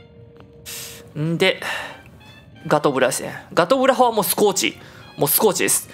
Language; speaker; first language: Japanese; native; Japanese